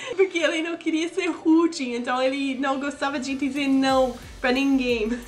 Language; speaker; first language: Portuguese; non-native, fluent; English